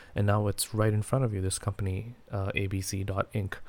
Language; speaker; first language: English; non-native, local second language; Hindi